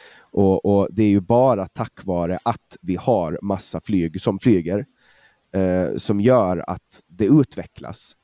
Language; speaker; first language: Swedish; non-native, fluent; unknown